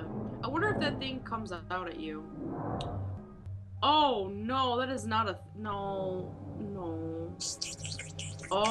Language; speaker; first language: English; native; English